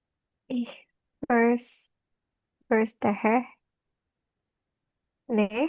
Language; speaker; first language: German; non-native, learner; Indonesian